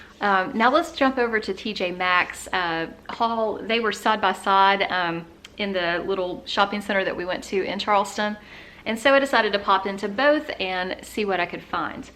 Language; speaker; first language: English; native; English